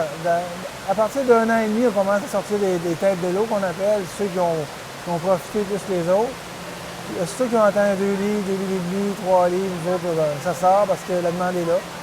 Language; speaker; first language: French; native; French